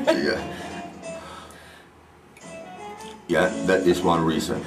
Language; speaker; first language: English; non-native, learner; Swedish